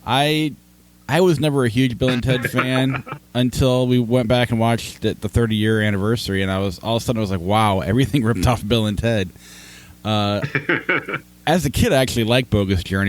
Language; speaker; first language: English; native; English